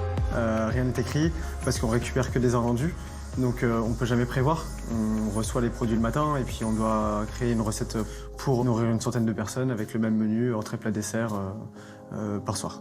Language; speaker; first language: French; native; French